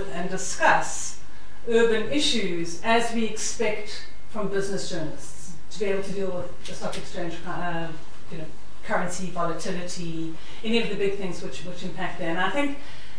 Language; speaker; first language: English; native; English